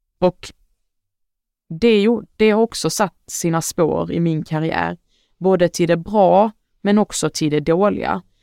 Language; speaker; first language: Swedish; early bilingual, other home language; Arabic